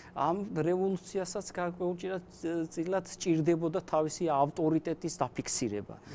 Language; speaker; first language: Georgian; non-native, local second language; Azerbaijani